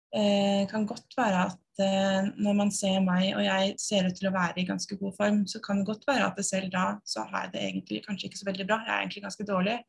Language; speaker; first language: Norwegian; native; Norwegian